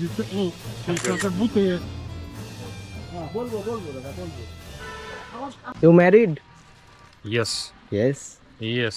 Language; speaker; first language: English; non-native, learner; Bangla